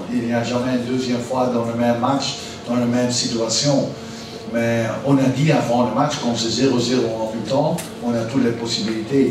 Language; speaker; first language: French; non-native, learner; Dutch